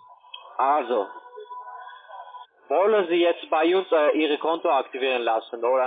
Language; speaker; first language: German; non-native, learner; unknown